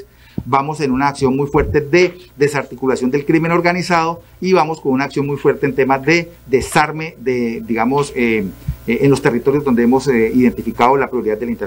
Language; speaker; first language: Spanish; native; Spanish